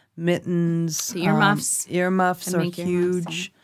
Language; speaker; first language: English; native; English